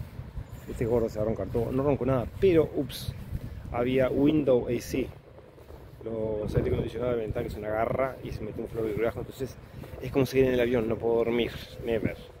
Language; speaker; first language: Spanish; native; Spanish